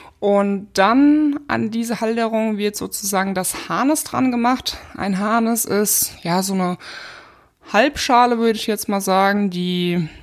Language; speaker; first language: German; native; German